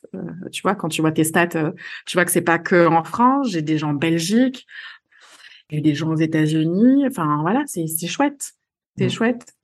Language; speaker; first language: French; native; French